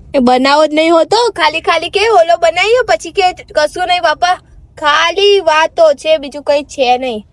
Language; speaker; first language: Gujarati; native; Gujarati